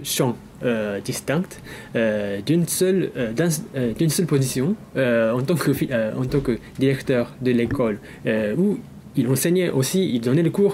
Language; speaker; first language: French; non-native, fluent; Japanese